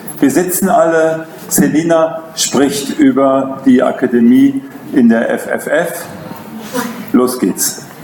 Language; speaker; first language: German; native; German